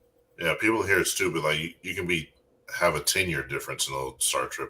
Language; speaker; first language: English; native; English